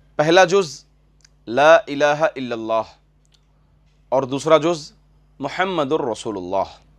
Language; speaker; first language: Urdu; native; Urdu